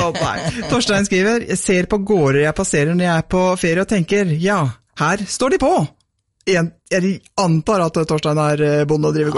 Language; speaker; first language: Norwegian; native; Norwegian